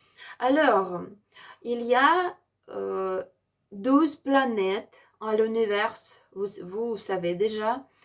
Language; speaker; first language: French; non-native, learner; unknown